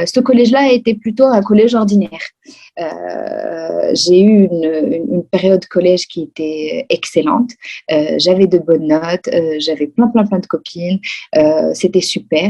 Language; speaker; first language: French; non-native, local second language; Arabic